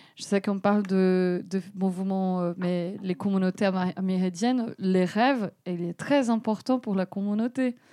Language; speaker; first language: French; non-native, fluent; Portuguese